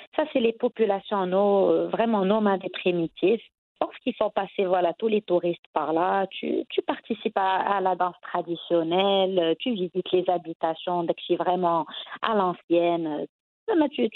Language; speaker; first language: French; non-native, local second language; Arabic